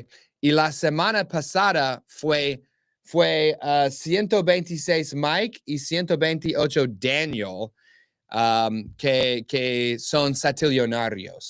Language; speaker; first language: Spanish; non-native, learner; English